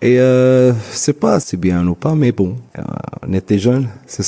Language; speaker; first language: French; non-native, local second language; Arabic